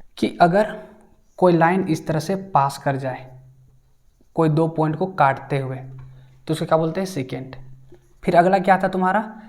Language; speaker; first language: Hindi; native; Hindi